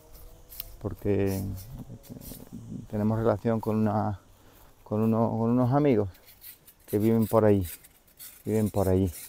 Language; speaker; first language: Spanish; native; Spanish